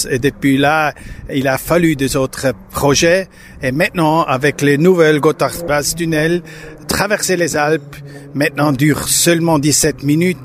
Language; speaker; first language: French; non-native, local second language; German